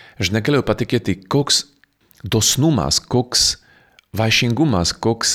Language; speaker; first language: Lithuanian; non-native, fluent; Slovak